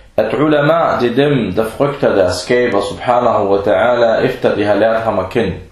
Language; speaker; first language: Danish; early bilingual, other home language; Arabic